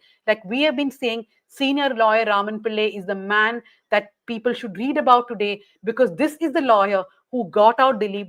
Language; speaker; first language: English; non-native, local second language; Malayalam